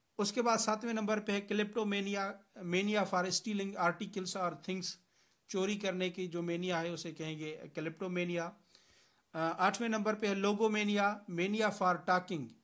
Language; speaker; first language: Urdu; non-native, local second language; Sindhi